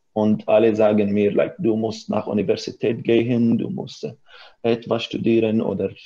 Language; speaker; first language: German; non-native, learner; Arabic